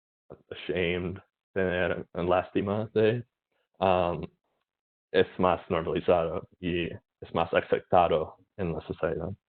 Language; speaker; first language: Spanish; non-native, learner; English